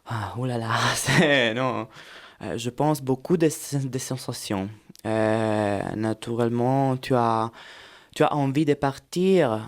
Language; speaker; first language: French; non-native, fluent; Italian